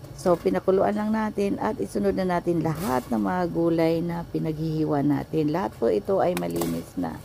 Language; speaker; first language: Filipino; non-native, local second language; Cebuano